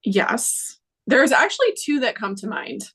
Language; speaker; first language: English; native; English